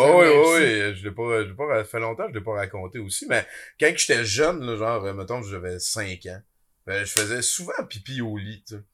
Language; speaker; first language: French; native; French